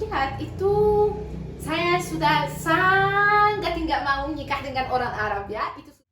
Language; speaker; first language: Indonesian; non-native, learner; Arabic